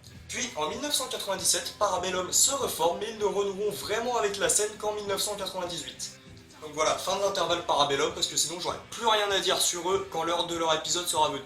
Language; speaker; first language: French; native; French